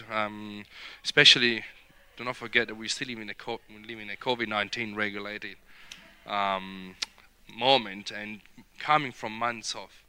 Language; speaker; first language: English; non-native, fluent; Italian